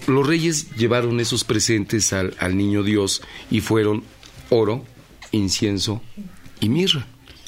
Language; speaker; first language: Spanish; native; Spanish